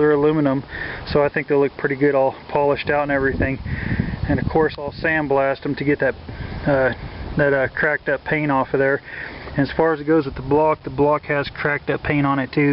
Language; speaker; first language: English; native; English